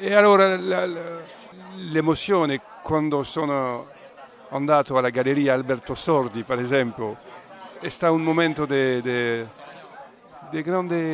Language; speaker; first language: Italian; non-native, learner; French